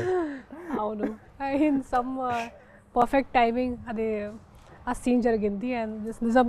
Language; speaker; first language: Telugu; non-native, local second language; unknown